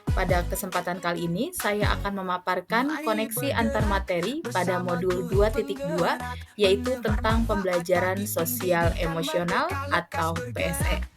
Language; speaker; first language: Indonesian; native; Indonesian